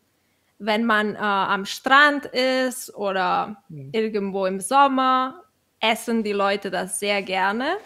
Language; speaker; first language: German; non-native, fluent; Catalan